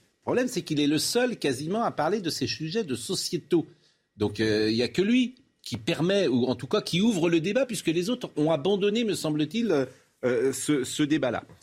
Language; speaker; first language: French; native; French